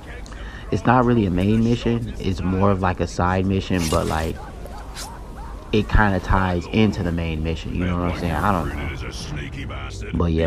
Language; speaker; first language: English; native; English